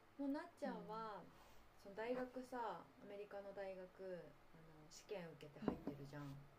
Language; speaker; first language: Japanese; native; Japanese